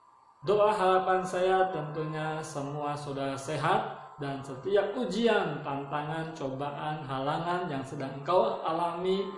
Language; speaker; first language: Indonesian; native; Indonesian